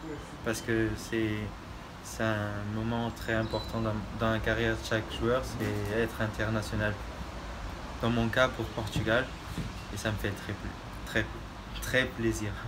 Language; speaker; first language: French; early bilingual, other home language; Portuguese